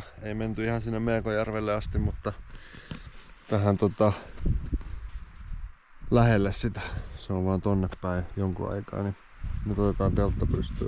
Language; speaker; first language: Finnish; native; Finnish